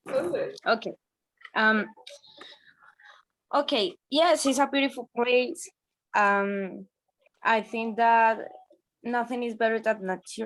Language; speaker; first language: English; non-native, learner; Spanish